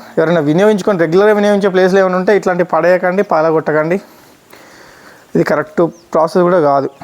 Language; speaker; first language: Telugu; native; Telugu